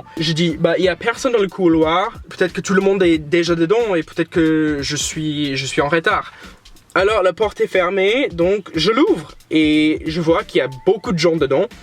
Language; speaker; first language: French; non-native, fluent; English